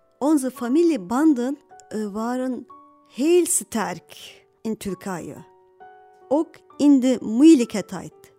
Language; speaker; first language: Dutch; non-native, learner; Turkish